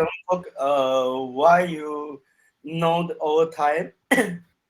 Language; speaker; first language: English; non-native, learner; Chinese